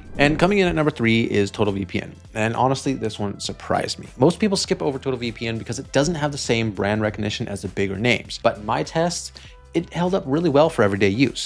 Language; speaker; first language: English; native; English